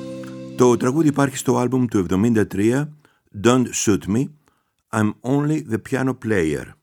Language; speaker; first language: Greek; native; Greek